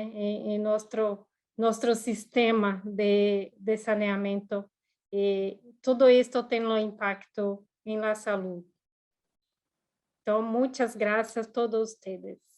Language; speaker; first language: Spanish; non-native, learner; Portuguese